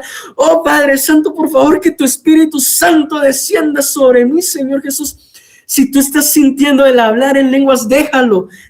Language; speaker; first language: Spanish; native; Spanish